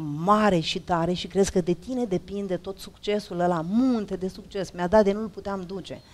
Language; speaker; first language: Romanian; native; Romanian